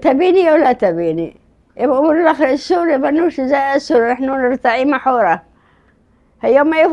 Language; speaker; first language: Hebrew; early bilingual, other home language; Arabic